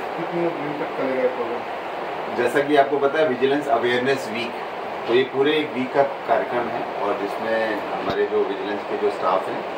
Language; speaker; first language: Hindi; native; Hindi